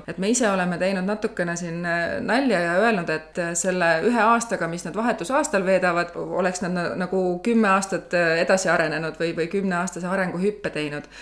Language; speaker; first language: Estonian; native; Estonian